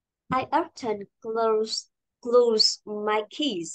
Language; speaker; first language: English; non-native, learner; Vietnamese